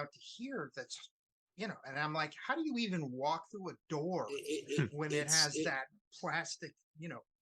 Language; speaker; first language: English; native; English